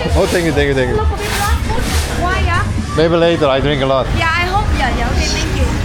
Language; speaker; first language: English; non-native, learner; Turkish